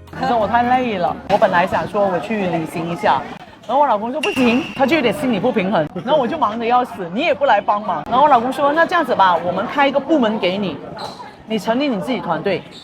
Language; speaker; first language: Chinese; native; Chinese